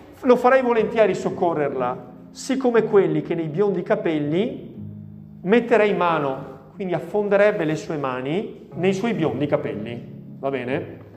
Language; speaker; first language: Italian; native; Italian